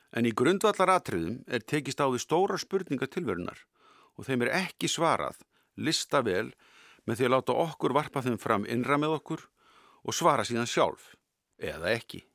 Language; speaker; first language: Icelandic; native; Icelandic